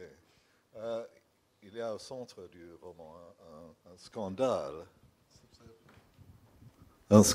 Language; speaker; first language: French; non-native, fluent; English